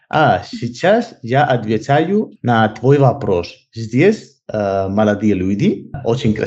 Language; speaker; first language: Russian; non-native, learner; Spanish